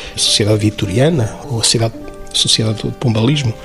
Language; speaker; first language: Portuguese; native; Portuguese